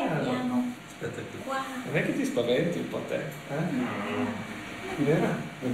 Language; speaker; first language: Italian; non-native, learner; Tibetan